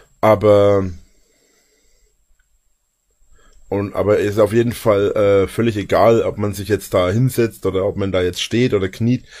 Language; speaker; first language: German; native; German